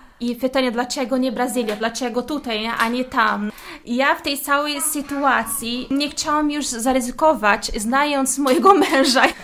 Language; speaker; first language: Polish; non-native, fluent; Portuguese